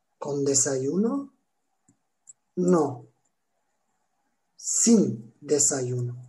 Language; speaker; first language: Spanish; non-native, learner; Turkish